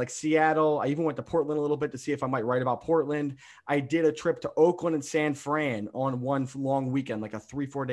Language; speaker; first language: English; native; English